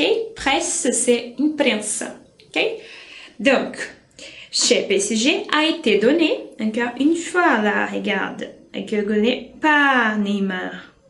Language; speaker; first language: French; non-native, fluent; Portuguese